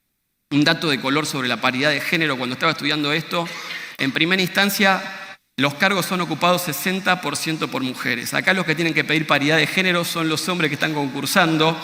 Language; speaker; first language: Spanish; native; Spanish